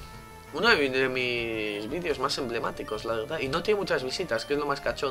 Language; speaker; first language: Spanish; native; Spanish